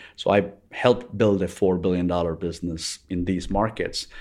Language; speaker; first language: English; non-native, local second language; Tamil